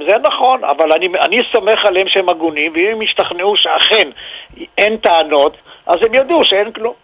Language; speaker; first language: Hebrew; native; Hebrew